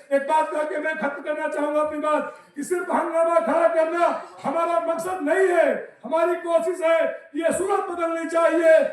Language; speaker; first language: Hindi; native; Hindi